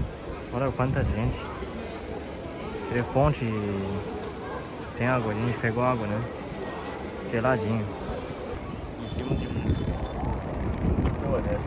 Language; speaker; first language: Portuguese; non-native, fluent; Chinese